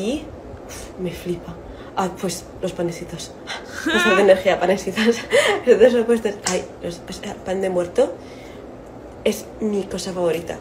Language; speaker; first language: Spanish; non-native, fluent; Italian